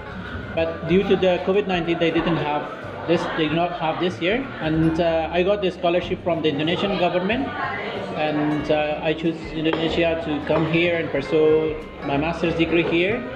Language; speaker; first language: English; non-native, fluent; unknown